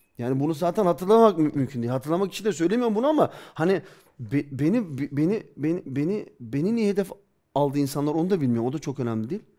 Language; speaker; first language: Turkish; early bilingual, heritage; Turkish